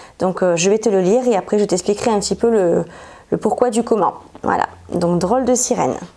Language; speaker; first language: French; native; French